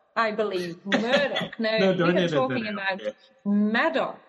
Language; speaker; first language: English; non-native, fluent; Dutch